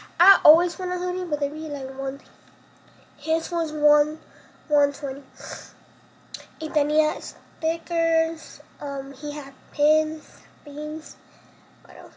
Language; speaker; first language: English; early bilingual, other home language; Spanish